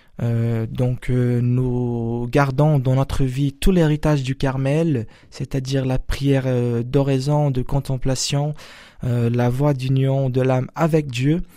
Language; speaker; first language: French; non-native, fluent; Portuguese